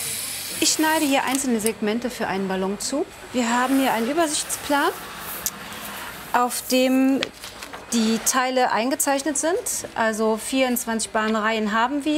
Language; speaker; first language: German; native; German